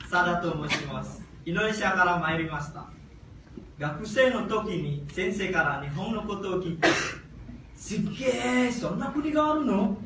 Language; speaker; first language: Japanese; non-native, learner; Indonesian